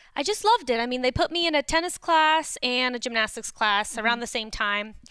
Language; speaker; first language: English; early bilingual, other home language; Romanian